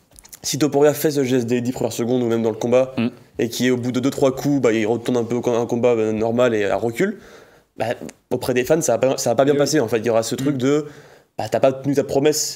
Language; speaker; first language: French; native; French